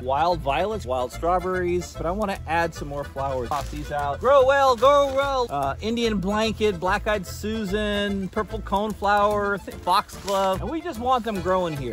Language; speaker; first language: English; native; English